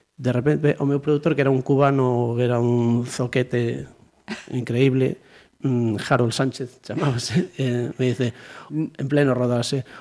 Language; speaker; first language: Galician; native; Galician